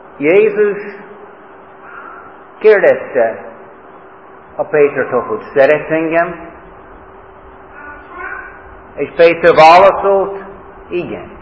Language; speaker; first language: Hungarian; non-native, fluent; English